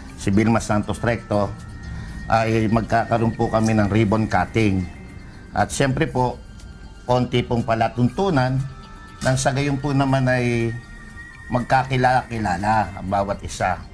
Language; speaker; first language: Filipino; native; Filipino